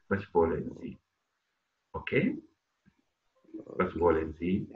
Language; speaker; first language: German; non-native, fluent; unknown